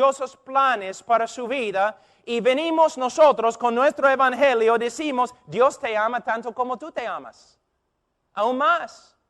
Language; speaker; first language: Spanish; non-native, fluent; English